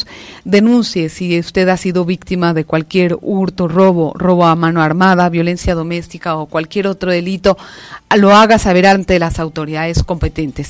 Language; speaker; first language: Spanish; native; Spanish